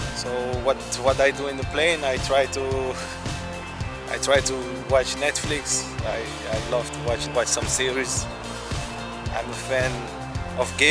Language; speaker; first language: English; non-native, learner; Portuguese